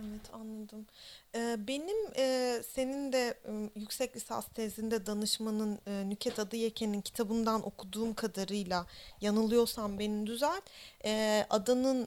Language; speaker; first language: Turkish; native; Turkish